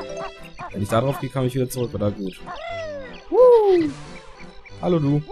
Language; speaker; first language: German; native; German